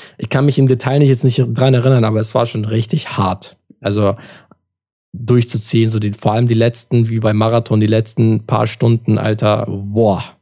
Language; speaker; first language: German; early bilingual, other home language; Turkish